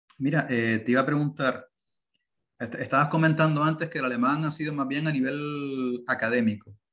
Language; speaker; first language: Spanish; native; Spanish